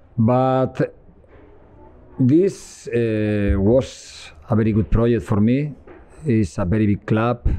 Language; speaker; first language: English; non-native, learner; Spanish